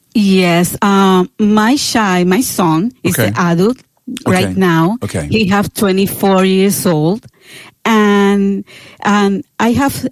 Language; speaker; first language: English; non-native, learner; Spanish